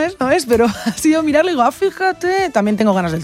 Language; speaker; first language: Spanish; native; Spanish